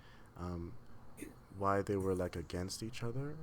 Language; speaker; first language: English; non-native, learner; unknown